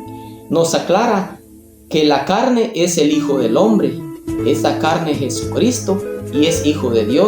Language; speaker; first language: Spanish; native; Spanish